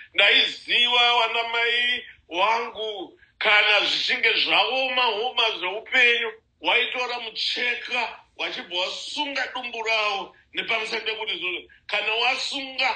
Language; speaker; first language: Shona; native; Shona